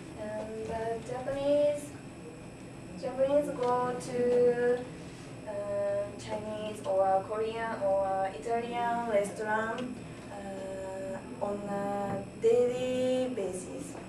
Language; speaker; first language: English; non-native, learner; Japanese